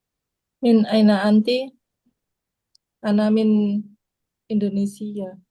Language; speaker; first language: Arabic; non-native, learner; Indonesian